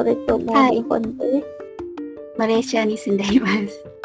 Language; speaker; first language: Japanese; non-native, learner; Malay